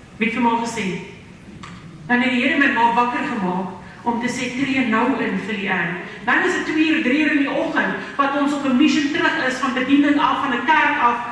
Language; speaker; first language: Afrikaans; native; Afrikaans